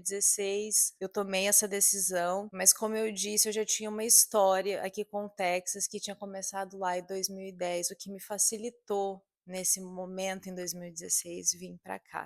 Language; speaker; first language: Portuguese; native; Portuguese